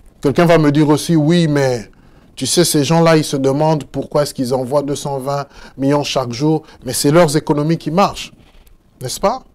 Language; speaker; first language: French; non-native, local second language; Lingala